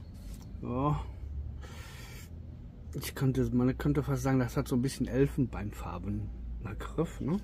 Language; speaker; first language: German; native; German